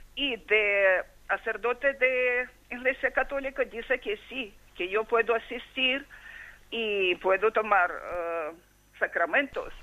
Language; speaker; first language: Spanish; non-native, learner; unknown